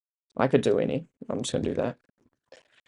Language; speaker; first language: English; native; English